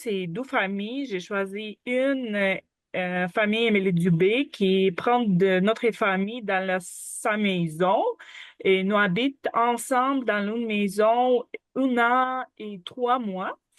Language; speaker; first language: French; non-native, learner; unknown